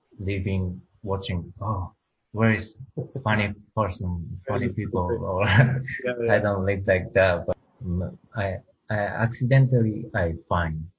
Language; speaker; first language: English; non-native, learner; Japanese